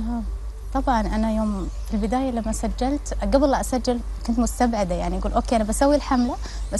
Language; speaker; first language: Arabic; native; Arabic